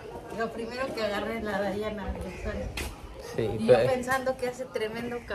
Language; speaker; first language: Spanish; native; Spanish